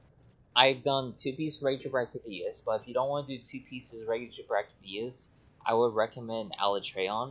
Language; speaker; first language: English; native; English